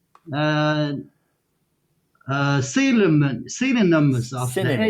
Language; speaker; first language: English; non-native, learner; Chinese